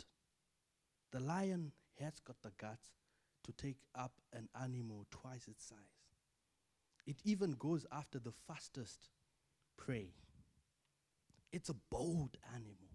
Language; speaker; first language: English; non-native, local second language; Shona